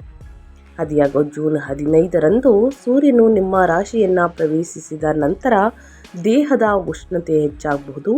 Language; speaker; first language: Kannada; native; Kannada